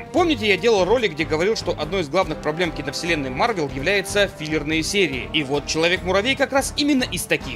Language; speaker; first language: Russian; native; Russian